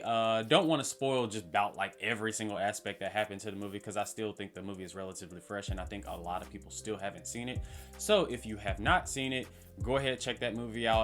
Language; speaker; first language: English; native; English